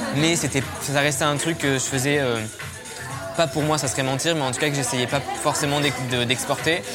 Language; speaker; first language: French; native; French